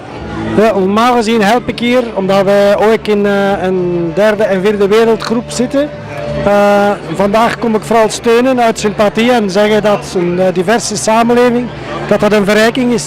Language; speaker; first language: Dutch; native; Dutch